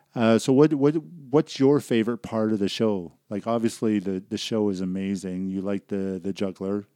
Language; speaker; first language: English; native; English